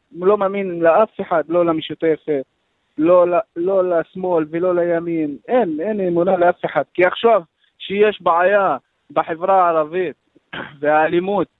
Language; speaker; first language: Hebrew; non-native, local second language; Arabic